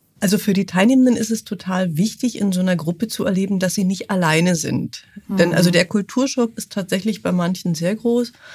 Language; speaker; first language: German; native; German